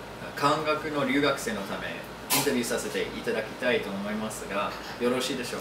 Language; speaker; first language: Japanese; non-native, learner; English